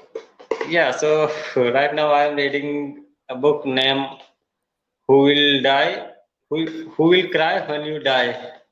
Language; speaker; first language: English; non-native, learner; Hindi